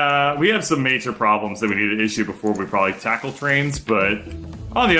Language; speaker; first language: English; native; English